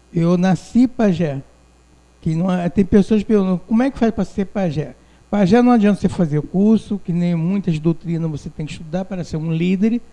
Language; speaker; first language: Portuguese; non-native, local second language; Guarani